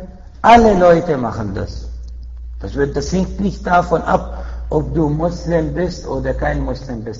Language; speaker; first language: German; non-native, fluent; Arabic